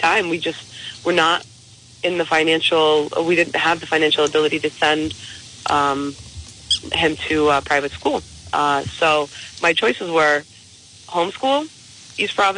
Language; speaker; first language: English; native; English